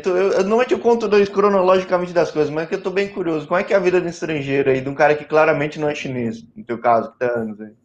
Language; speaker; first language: Portuguese; native; Portuguese